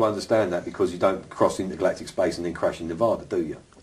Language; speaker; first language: English; native; English